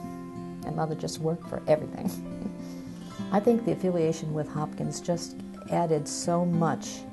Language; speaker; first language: English; native; English